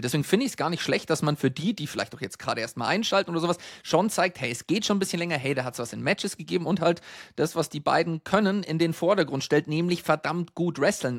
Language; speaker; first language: German; native; German